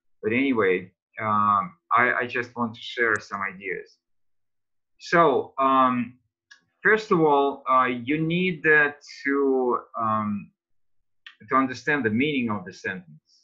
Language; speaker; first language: English; non-native, fluent; Russian